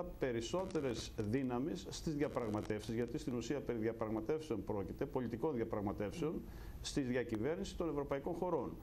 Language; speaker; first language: Greek; native; Greek